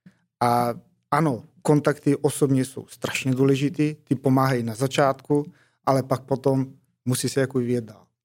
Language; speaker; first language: Czech; non-native, fluent; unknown